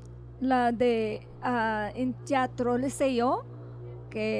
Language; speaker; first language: Spanish; non-native, learner; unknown